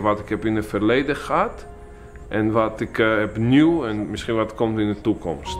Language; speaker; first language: Dutch; non-native, fluent; Georgian